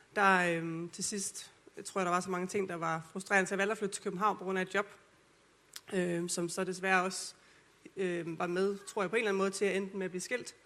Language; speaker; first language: Danish; native; Danish